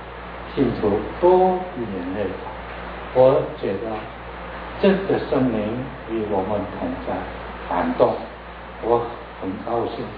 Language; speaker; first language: Chinese; non-native, learner; Korean